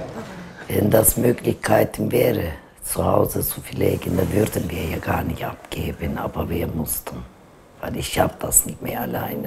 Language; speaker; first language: German; non-native, fluent; Turkish